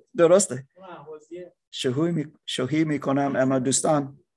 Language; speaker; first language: Persian; non-native, learner; English